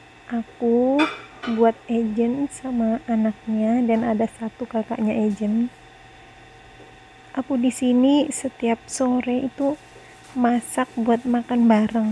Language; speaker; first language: Indonesian; non-native, local second language; Javanese